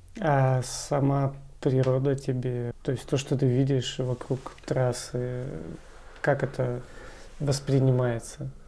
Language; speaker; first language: Russian; native; Russian